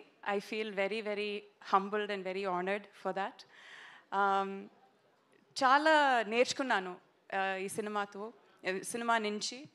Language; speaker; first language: Telugu; non-native, local second language; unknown